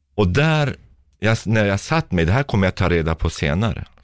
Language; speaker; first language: Swedish; non-native, fluent; Turkish